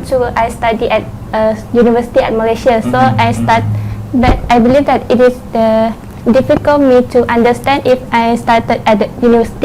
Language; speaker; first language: English; non-native, learner; Thai